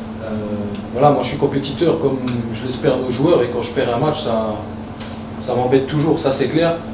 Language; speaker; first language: French; native; French